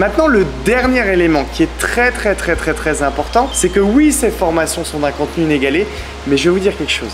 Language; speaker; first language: French; native; French